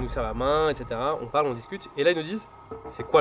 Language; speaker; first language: French; native; French